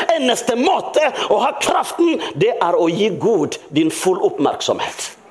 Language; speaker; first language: Norwegian; non-native, fluent; Rundi